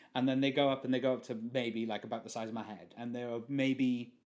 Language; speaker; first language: English; native; English